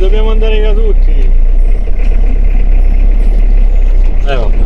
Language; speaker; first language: Italian; native; Italian